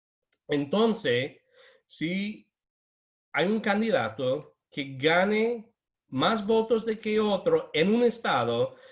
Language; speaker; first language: Spanish; non-native, fluent; English